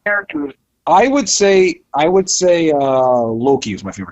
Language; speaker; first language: English; native; English